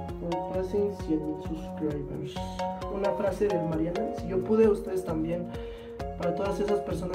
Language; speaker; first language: Spanish; native; Spanish